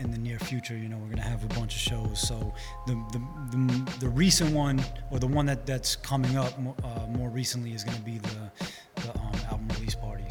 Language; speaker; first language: English; native; English